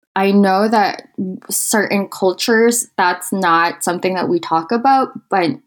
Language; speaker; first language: English; non-native, local second language; Filipino